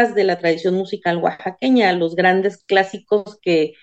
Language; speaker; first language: Spanish; non-native, local second language; Zapotec